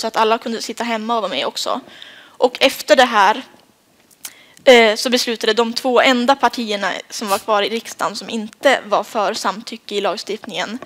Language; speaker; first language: Swedish; native; Swedish